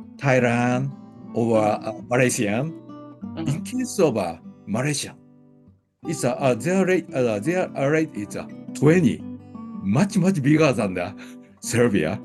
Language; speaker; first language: English; non-native, learner; Japanese